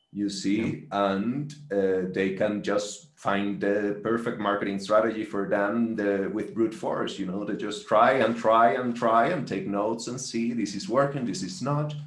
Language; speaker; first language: English; non-native, fluent; Spanish